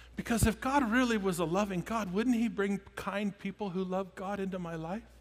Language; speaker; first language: English; native; English